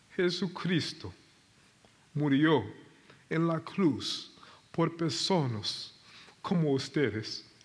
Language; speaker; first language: Spanish; non-native, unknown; English